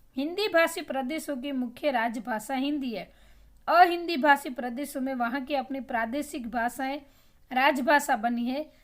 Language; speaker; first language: Hindi; non-native, local second language; Gujarati